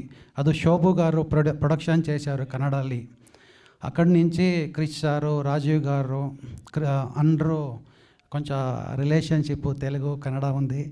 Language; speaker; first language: Telugu; non-native, learner; Kannada